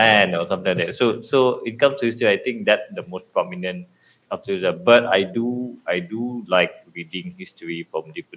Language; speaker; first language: English; non-native, local second language; Malay